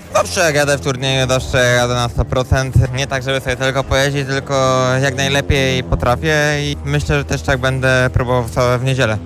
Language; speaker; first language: Polish; native; Polish